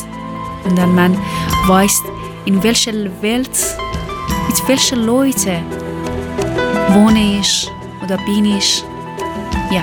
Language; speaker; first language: German; non-native, learner; Persian